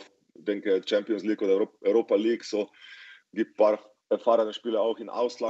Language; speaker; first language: German; non-native, fluent; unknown